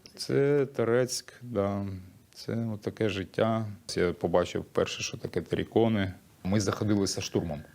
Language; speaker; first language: Ukrainian; early bilingual, other home language; Russian